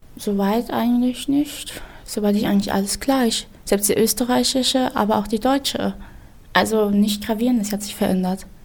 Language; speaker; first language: German; native; German